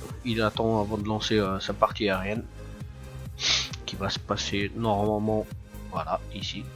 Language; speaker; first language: French; native; French